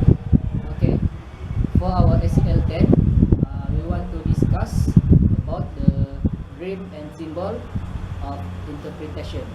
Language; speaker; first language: English; non-native, learner; Malay